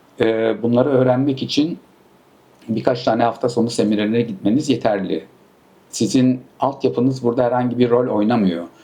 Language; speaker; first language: Turkish; early bilingual, heritage; Turkish